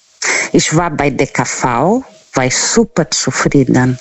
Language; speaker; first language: German; non-native, fluent; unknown